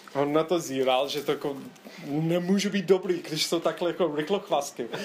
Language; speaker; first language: Czech; non-native, fluent; English